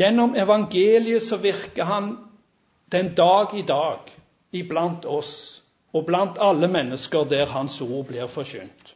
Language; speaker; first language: Norwegian; native; Norwegian